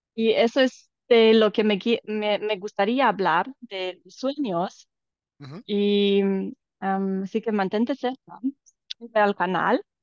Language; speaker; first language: Spanish; non-native, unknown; Romanian